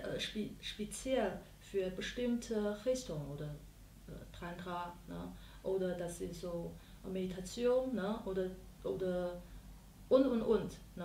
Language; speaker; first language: German; non-native, learner; Chinese